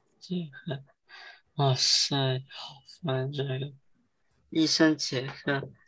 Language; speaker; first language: Chinese; early bilingual, heritage; Chinese